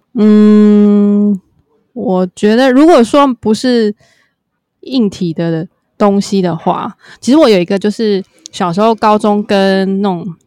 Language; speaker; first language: Chinese; native; Chinese